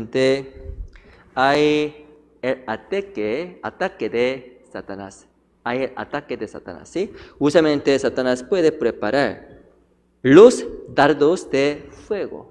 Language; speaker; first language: Spanish; non-native, learner; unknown